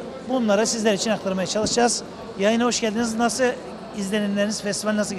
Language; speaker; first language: Turkish; native; Turkish